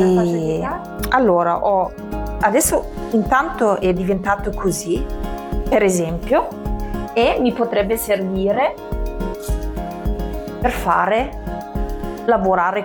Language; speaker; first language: Italian; non-native, fluent; German